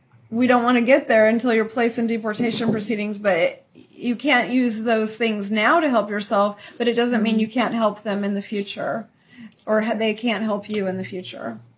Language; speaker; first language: English; early bilingual, other home language; Spanish